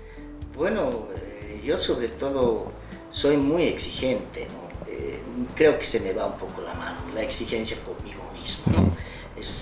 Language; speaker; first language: Spanish; native; Spanish